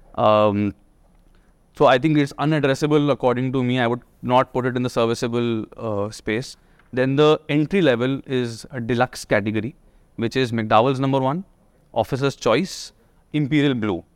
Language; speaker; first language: English; non-native, local second language; Hindi